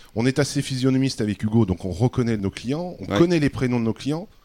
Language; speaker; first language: French; native; French